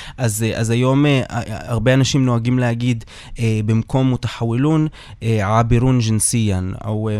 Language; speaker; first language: Hebrew; non-native, local second language; Arabic